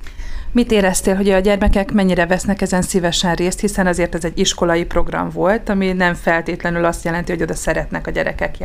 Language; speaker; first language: Hungarian; native; Hungarian